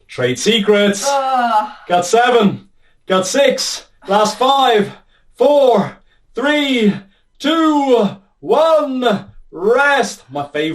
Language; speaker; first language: English; native; English